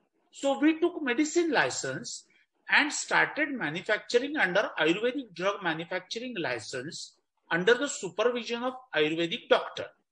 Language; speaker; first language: English; non-native, local second language; Marathi